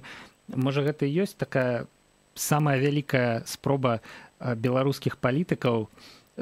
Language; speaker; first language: Belarusian; native; Belarusian